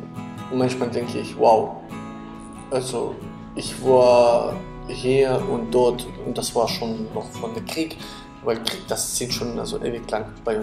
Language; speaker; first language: German; non-native, fluent; Ukrainian